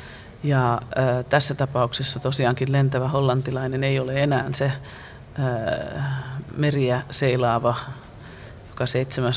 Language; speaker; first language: Finnish; native; Finnish